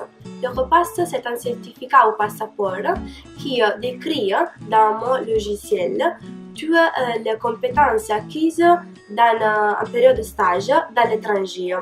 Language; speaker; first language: French; non-native, fluent; Italian